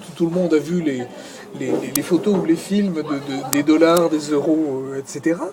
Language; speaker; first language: French; native; French